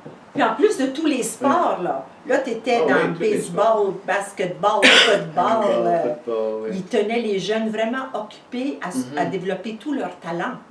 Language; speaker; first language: French; native; French